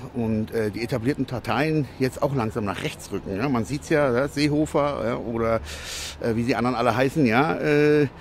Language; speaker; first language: German; non-native, fluent; Latvian